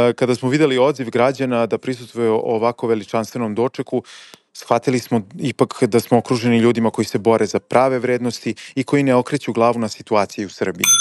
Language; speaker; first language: Serbian; native; Serbian